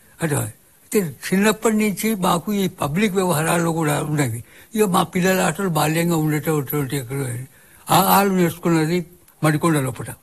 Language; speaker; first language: Telugu; non-native, local second language; Marathi